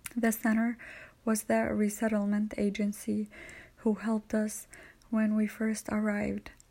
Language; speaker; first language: English; non-native, fluent; Arabic